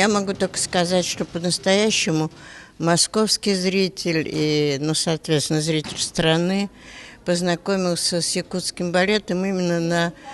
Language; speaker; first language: Russian; native; Russian